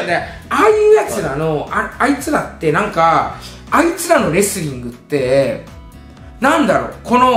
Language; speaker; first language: Japanese; native; Japanese